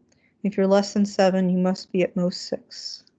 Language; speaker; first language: English; native; English